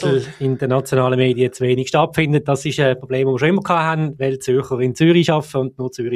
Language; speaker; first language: German; native; German